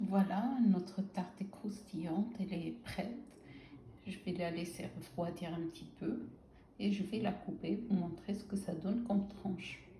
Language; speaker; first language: French; non-native, local second language; Arabic